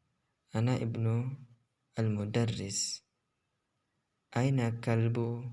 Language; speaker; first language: Arabic; non-native, fluent; Indonesian